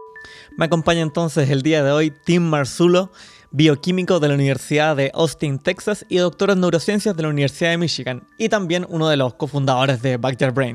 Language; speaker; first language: Spanish; native; Spanish